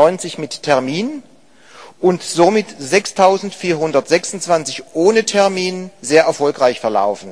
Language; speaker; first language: German; native; German